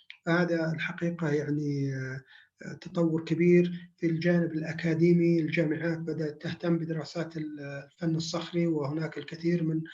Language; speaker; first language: Arabic; native; Arabic